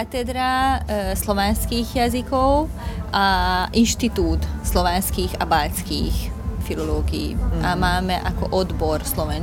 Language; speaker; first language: Slovak; non-native, local second language; Hungarian